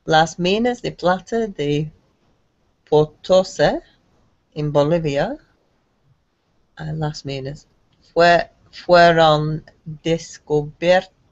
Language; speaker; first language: Spanish; non-native, learner; English